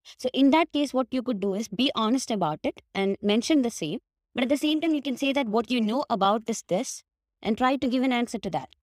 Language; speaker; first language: English; non-native, local second language; Malayalam